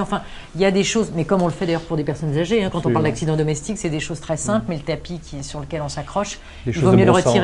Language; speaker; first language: French; native; French